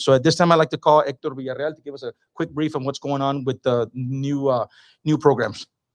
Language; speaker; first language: English; native; English